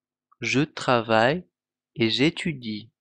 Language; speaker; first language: French; non-native, fluent; Portuguese